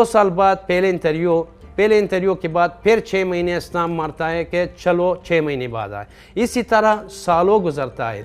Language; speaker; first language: Hindi; non-native, fluent; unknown